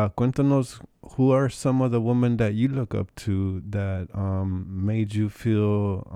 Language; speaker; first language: English; early bilingual, other home language; Spanish